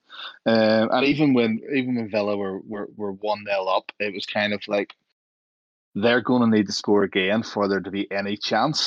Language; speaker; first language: English; native; English